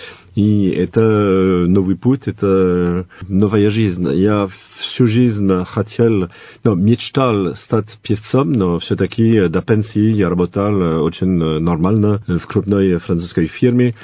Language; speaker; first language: Russian; non-native, fluent; French